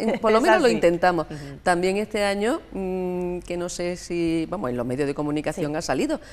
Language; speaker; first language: Spanish; native; Spanish